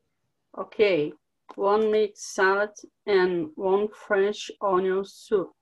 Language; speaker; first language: English; non-native, learner; Portuguese